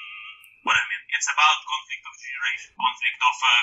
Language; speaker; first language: English; non-native, fluent; Russian